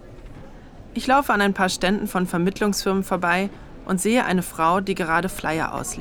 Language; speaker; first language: German; native; German